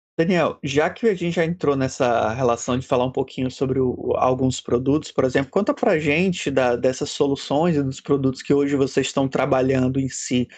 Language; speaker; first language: Portuguese; native; Portuguese